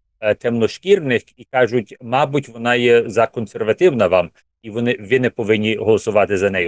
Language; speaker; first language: Ukrainian; early bilingual, heritage; English